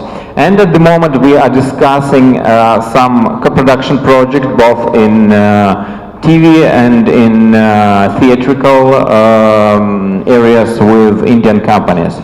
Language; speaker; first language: English; non-native, fluent; Ukrainian